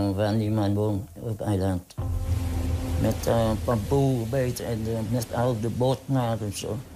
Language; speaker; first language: Dutch; non-native, learner; Vietnamese